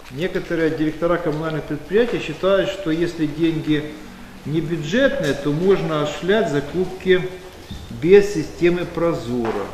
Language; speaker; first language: Russian; native; Russian